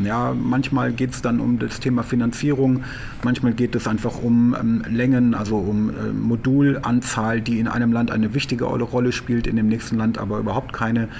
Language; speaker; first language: German; native; German